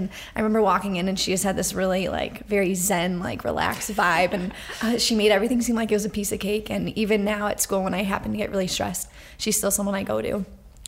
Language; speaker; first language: English; native; English